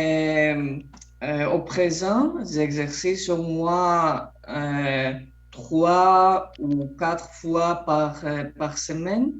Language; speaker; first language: French; non-native, fluent; Polish